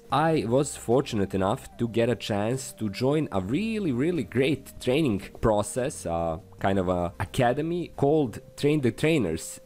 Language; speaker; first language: English; non-native, fluent; Serbian